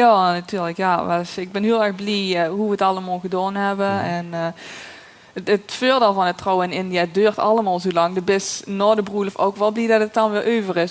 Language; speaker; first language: Dutch; native; Dutch